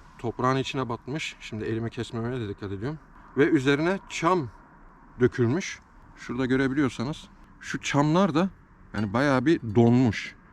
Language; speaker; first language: Turkish; early bilingual, heritage; Turkish